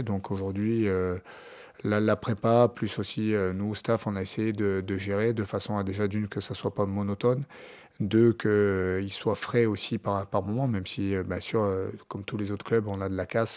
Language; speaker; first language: French; native; French